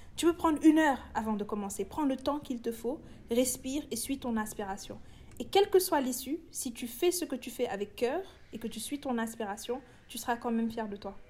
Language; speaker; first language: French; non-native, local second language; Wolof